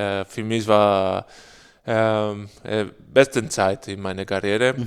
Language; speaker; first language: German; non-native, learner; Spanish